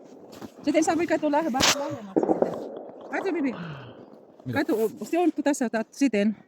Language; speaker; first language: Finnish; non-native, learner; Filipino